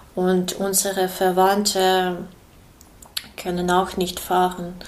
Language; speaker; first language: German; non-native, learner; Ukrainian